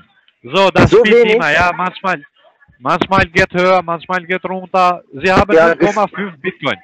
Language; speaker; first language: German; early bilingual, other home language; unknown